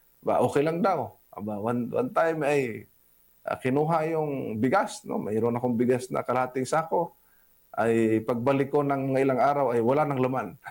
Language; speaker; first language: Filipino; non-native, local second language; Cebuano